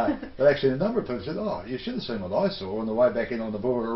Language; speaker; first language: English; native; English